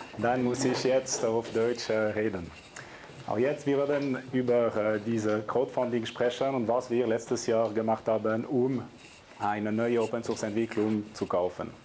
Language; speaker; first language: German; non-native, local second language; French